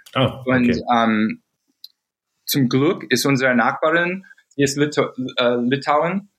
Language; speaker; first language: German; non-native, fluent; English